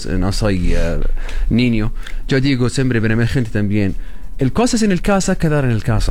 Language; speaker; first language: Spanish; non-native, learner; Arabic